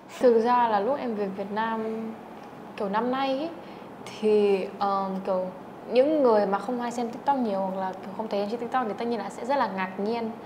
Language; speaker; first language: Vietnamese; early bilingual, heritage; Czech